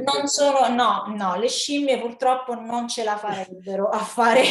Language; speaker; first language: Italian; native; Italian